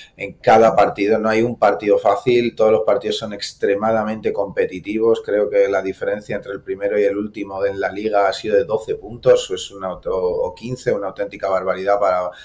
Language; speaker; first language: Spanish; native; Spanish